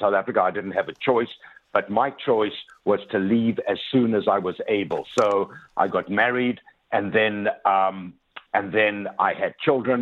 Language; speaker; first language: English; native; English